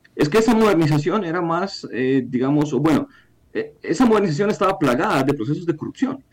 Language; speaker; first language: Spanish; non-native, fluent; Ukrainian